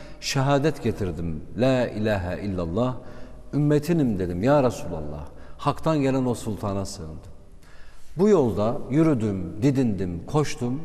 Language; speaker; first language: Turkish; non-native, local second language; Kurdish